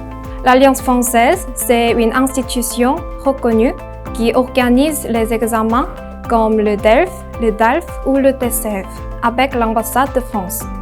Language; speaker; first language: French; non-native, learner; Korean